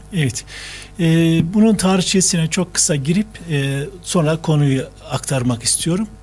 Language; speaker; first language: Turkish; native; Turkish